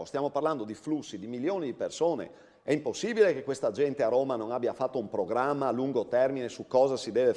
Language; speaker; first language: Italian; native; Italian